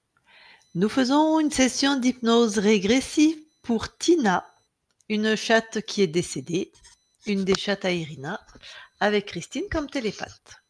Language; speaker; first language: French; native; French